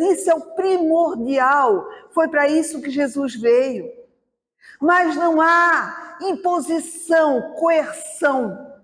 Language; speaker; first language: Portuguese; native; Portuguese